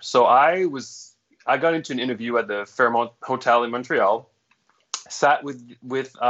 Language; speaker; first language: English; non-native, fluent; French